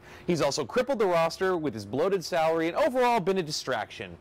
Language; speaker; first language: English; native; English